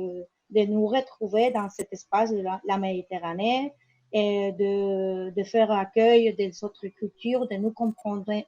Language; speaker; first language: French; non-native, learner; Spanish